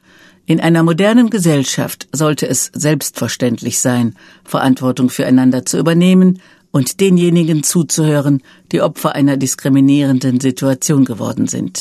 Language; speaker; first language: German; native; German